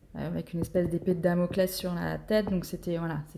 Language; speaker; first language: French; native; French